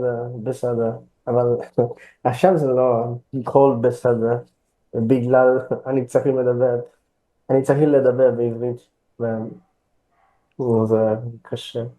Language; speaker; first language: Hebrew; non-native, learner; Portuguese